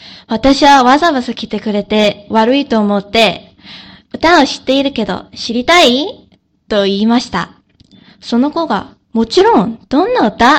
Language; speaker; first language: Japanese; non-native, learner; Korean